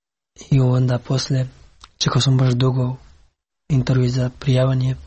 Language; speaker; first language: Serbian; non-native, learner; Pashto